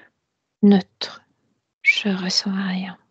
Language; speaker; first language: French; non-native, fluent; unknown